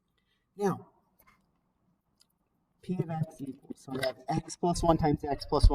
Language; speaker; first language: English; native; English